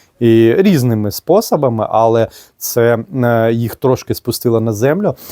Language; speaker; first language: Ukrainian; non-native, local second language; Russian